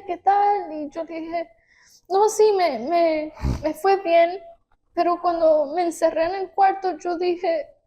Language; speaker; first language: Spanish; early bilingual, heritage; Spanish